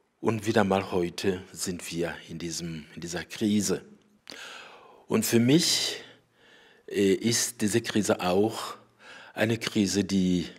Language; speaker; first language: German; non-native, fluent; Rundi